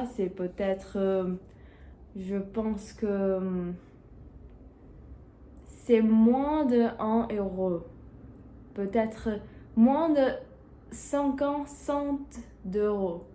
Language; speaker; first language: French; non-native, learner; Portuguese